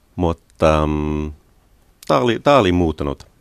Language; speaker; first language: Finnish; non-native, learner; English